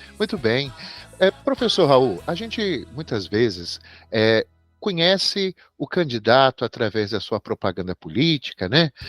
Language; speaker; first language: Portuguese; native; Portuguese